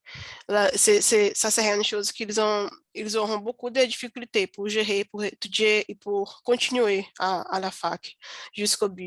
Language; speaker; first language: French; non-native, learner; Portuguese